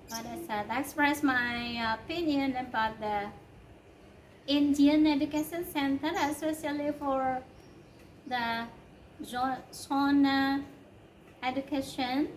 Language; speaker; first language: English; non-native, learner; Indonesian